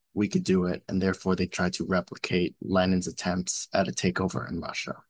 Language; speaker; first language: English; native; English